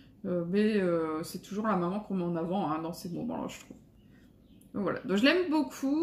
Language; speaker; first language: French; native; French